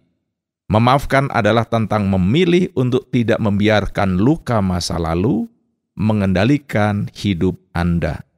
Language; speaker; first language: Indonesian; native; Indonesian